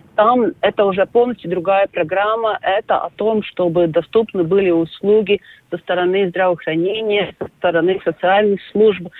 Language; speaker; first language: Russian; non-native, local second language; Latvian